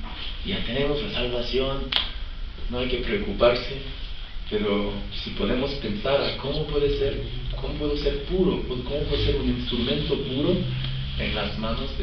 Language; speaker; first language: Spanish; non-native, fluent; French